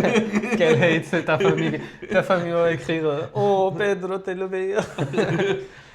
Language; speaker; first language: French; non-native, fluent; Georgian